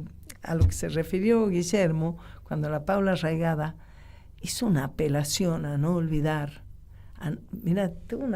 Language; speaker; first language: Spanish; native; Spanish